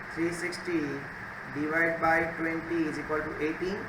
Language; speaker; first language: English; non-native, local second language; Gujarati